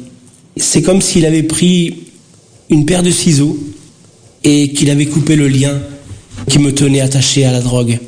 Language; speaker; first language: French; early bilingual, other home language; Portuguese